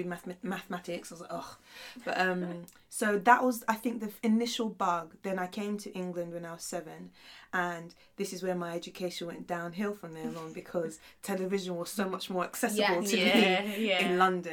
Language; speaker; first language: English; early bilingual, other home language; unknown